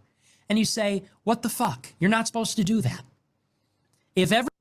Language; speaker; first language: English; native; English